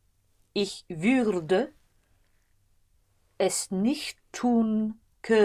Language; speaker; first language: German; non-native, learner; English